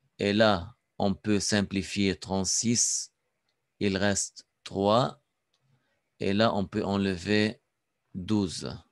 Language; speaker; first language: French; non-native, local second language; Arabic